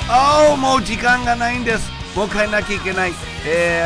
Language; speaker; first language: Japanese; non-native, fluent; English